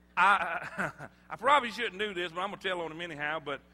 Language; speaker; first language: English; native; English